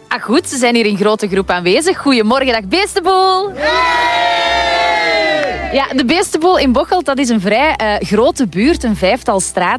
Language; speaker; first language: Dutch; native; Dutch